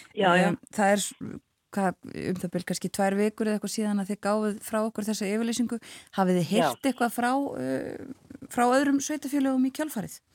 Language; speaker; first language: Icelandic; native; Icelandic